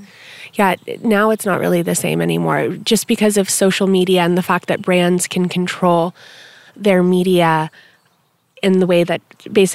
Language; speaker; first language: English; native; English